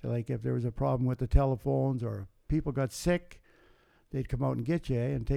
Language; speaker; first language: English; native; English